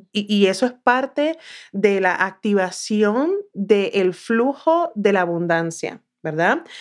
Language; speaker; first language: Spanish; native; Spanish